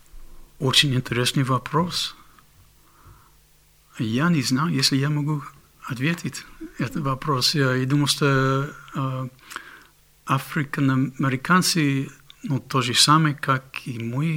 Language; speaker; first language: Russian; non-native, fluent; English